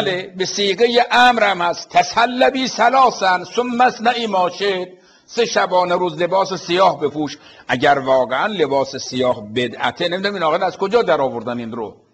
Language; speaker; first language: Persian; native; Persian